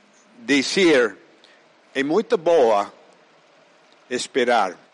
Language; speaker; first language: Portuguese; non-native, fluent; Spanish